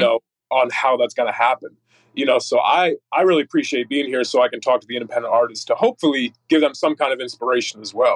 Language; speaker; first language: English; native; English